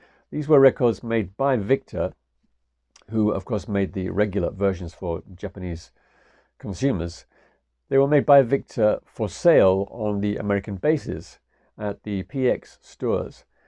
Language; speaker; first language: English; native; English